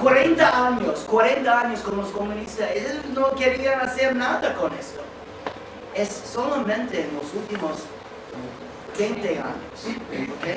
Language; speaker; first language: Spanish; non-native, fluent; English